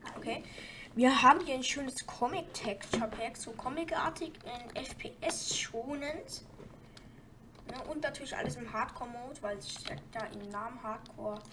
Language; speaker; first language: German; native; German